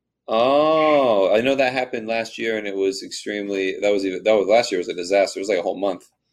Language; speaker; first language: English; native; English